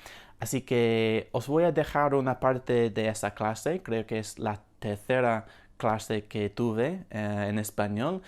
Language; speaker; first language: Spanish; non-native, fluent; English